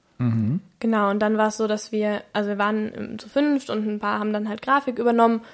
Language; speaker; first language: German; native; German